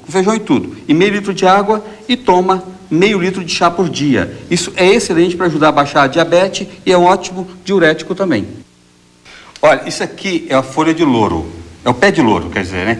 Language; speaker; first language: Portuguese; native; Portuguese